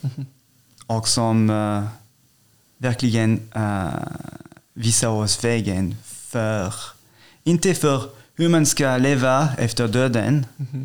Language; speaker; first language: Swedish; non-native, fluent; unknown